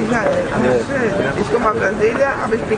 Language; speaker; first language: German; non-native, learner; Portuguese